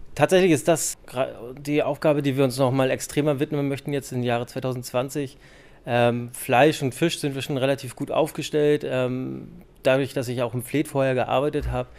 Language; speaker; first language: German; native; German